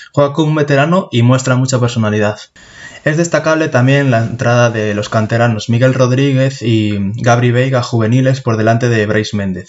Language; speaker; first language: Spanish; native; Spanish